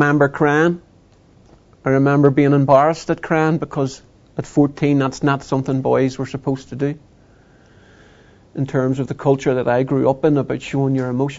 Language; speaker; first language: English; native; English